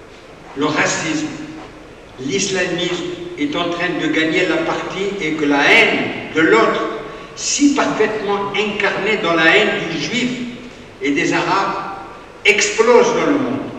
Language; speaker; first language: French; native; French